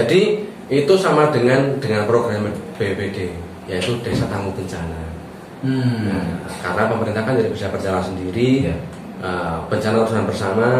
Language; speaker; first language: Indonesian; native; Indonesian